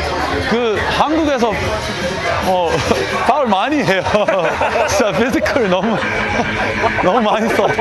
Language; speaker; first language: Korean; non-native, learner; English